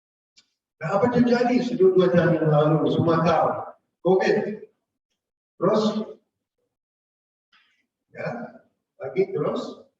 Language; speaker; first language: Indonesian; non-native, fluent; English